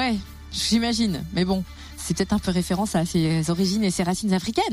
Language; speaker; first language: French; native; French